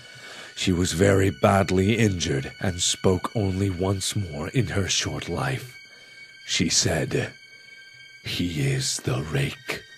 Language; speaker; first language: English; native; English